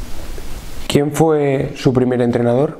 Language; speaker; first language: Spanish; non-native, fluent; Russian